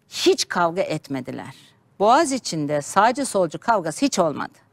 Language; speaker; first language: Turkish; native; Turkish